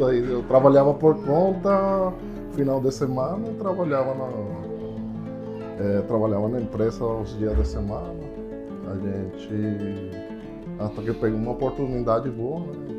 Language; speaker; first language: Portuguese; non-native, fluent; Spanish